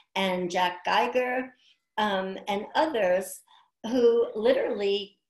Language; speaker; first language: English; native; English